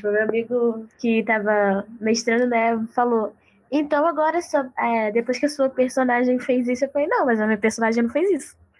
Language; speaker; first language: Portuguese; native; Portuguese